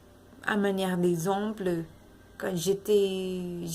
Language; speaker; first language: French; non-native, learner; Spanish